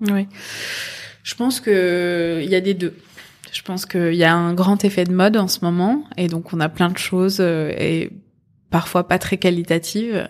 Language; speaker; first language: French; early bilingual, other home language; Persian